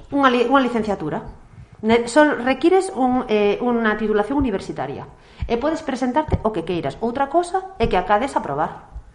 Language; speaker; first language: Galician; non-native, local second language; Spanish